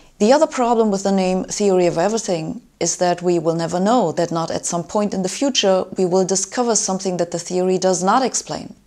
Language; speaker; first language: English; non-native, fluent; German